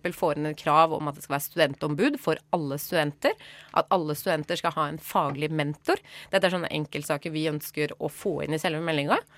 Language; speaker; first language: Norwegian; native; Norwegian